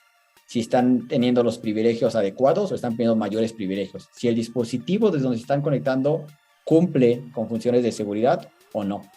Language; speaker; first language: Spanish; native; Spanish